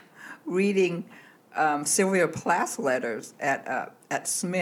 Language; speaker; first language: English; early bilingual, other home language; Cantonese